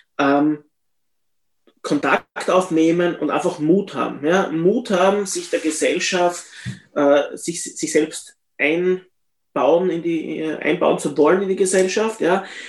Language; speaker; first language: German; native; German